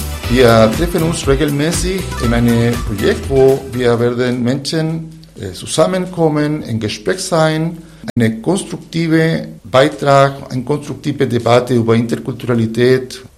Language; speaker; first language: German; non-native, fluent; Spanish